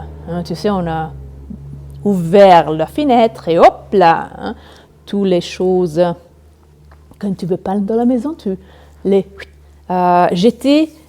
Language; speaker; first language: French; non-native, learner; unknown